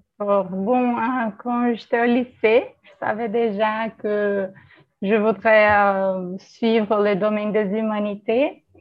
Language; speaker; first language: French; non-native, fluent; Portuguese